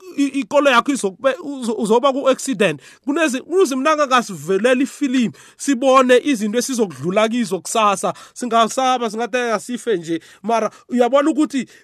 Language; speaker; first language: Zulu; non-native, local second language; South Ndebele